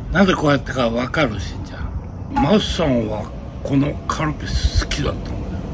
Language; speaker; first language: Japanese; native; Japanese